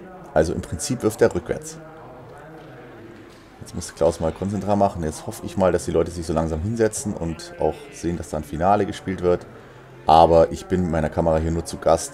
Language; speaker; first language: German; native; German